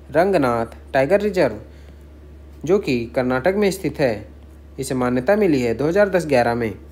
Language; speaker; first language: Hindi; native; Hindi